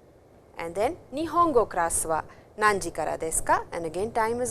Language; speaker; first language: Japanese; non-native, fluent; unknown